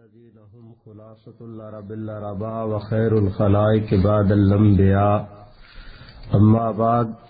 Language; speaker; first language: Urdu; non-native, local second language; Saraiki